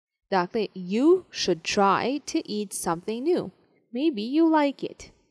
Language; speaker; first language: English; non-native, fluent; Serbian